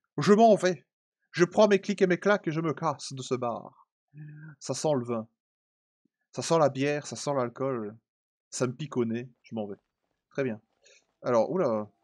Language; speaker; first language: French; native; French